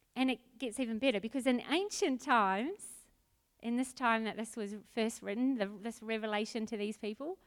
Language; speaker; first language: English; native; English